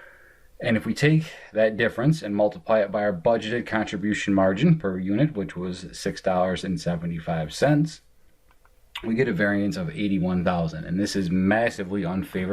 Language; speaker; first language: English; native; English